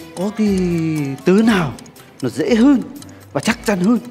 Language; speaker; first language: Vietnamese; non-native, fluent; Turkish